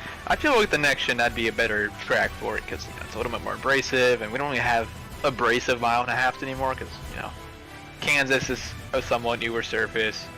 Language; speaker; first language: English; native; English